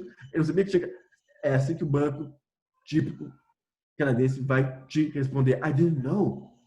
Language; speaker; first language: Portuguese; non-native, fluent; French